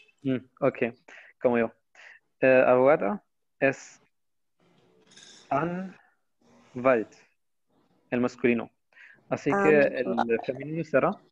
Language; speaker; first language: Spanish; non-native, fluent; Arabic